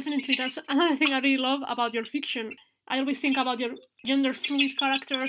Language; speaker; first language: English; non-native, fluent; Spanish